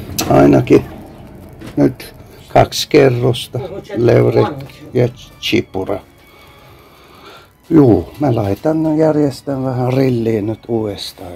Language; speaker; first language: Finnish; non-native, fluent; Turkish